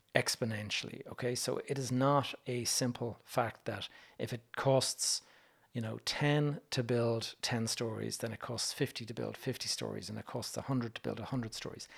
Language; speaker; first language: English; native; English